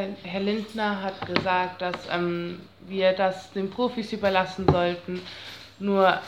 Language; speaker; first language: German; native; German